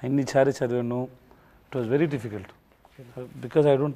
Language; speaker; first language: Telugu; non-native, learner; Tamil